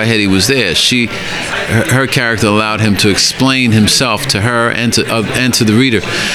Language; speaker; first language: English; native; English